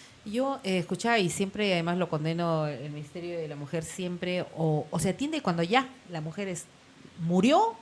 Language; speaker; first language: Spanish; native; Spanish